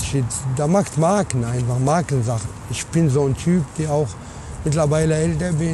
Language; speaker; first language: German; non-native, learner; Arabic